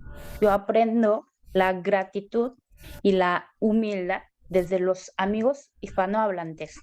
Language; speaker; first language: Spanish; non-native, learner; Korean